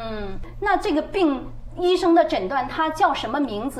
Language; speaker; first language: Chinese; native; Chinese